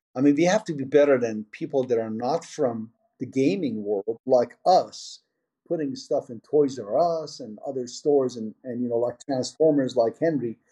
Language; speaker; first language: English; early bilingual, other home language; Persian